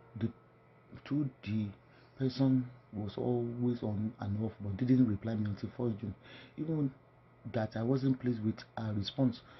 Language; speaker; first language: English; non-native, local second language; Yoruba